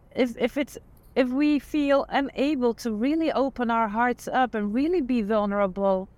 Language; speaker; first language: English; non-native, fluent; Dutch